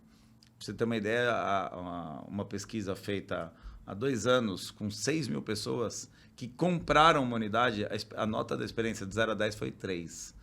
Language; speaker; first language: Portuguese; native; Portuguese